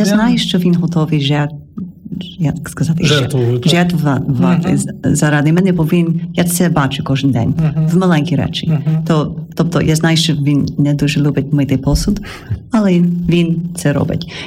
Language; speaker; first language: Ukrainian; non-native, learner; English